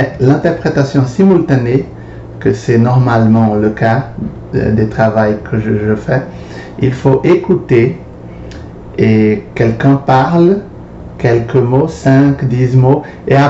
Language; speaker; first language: French; non-native, fluent; Portuguese